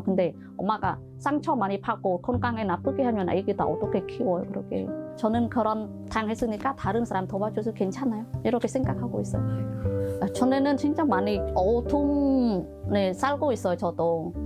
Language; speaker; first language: Korean; non-native, learner; Khmer